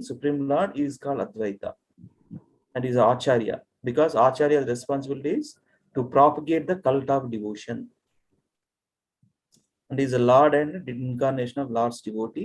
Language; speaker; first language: English; non-native, local second language; Telugu